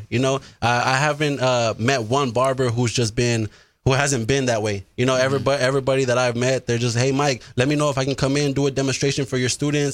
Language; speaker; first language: English; native; English